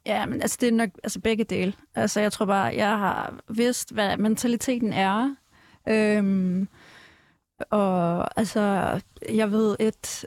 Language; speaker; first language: Danish; early bilingual, other home language; Kurdish